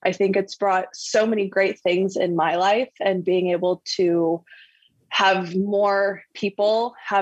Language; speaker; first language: English; native; English